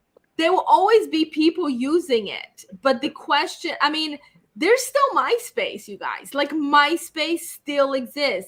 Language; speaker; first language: English; native; English